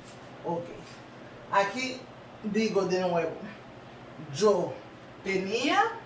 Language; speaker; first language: Spanish; non-native, learner; Haitian Creole